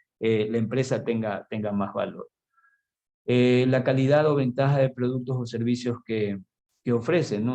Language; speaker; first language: Spanish; native; Spanish